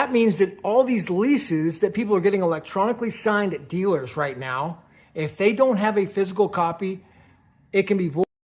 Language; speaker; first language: English; native; English